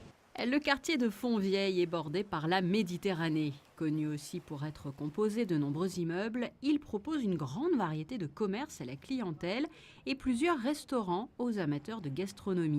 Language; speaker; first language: French; native; French